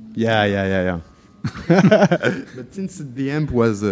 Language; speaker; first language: English; non-native, fluent; French